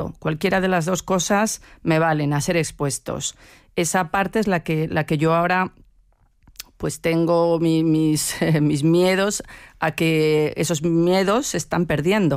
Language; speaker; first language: Spanish; native; Spanish